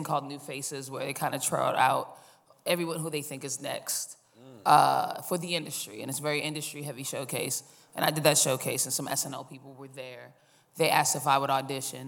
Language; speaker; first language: English; native; English